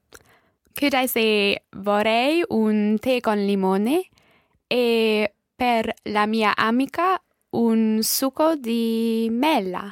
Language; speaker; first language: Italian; non-native, learner; English